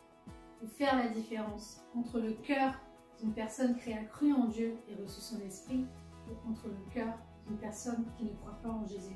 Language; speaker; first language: French; native; French